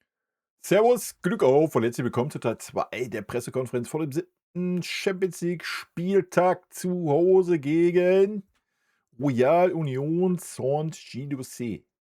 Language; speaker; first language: German; native; German